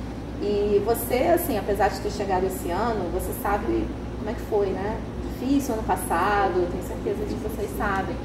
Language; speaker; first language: Portuguese; native; Portuguese